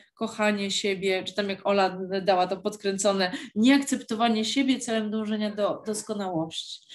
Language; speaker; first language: Polish; native; Polish